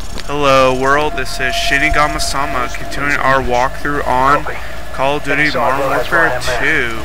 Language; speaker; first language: English; native; English